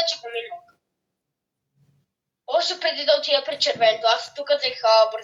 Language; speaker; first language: Bulgarian; native; Bulgarian